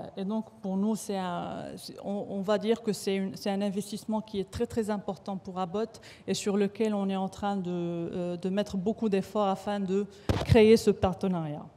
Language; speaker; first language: French; non-native, local second language; Arabic